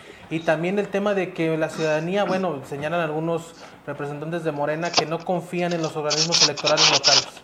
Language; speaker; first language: Spanish; native; Spanish